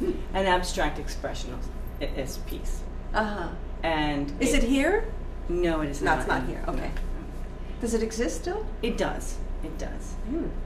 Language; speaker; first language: English; native; English